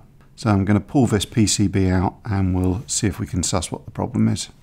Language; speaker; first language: English; native; English